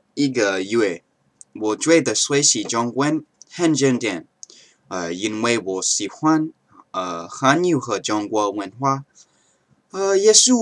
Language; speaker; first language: Chinese; non-native, learner; English